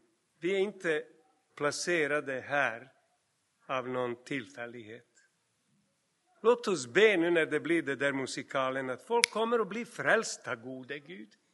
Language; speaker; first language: Swedish; non-native, fluent; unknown